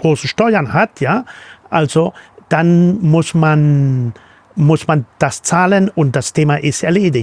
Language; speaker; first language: German; non-native, fluent; Spanish